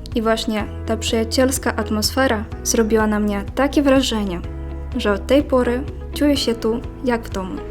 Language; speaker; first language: Polish; non-native, fluent; Ukrainian